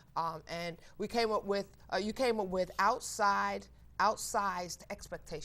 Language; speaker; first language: English; native; English